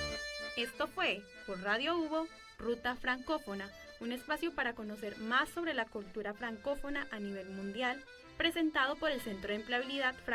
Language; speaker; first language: Spanish; native; Spanish